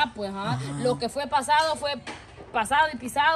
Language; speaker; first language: Spanish; native; Spanish